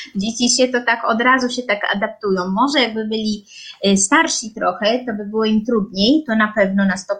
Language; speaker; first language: Polish; early bilingual, heritage; Polish